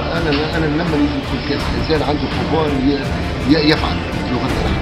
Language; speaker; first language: Arabic; native; Arabic